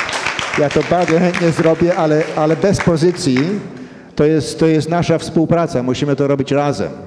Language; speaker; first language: Polish; early bilingual, heritage; Polish